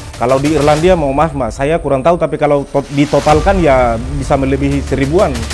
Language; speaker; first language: Indonesian; non-native, local second language; Tetum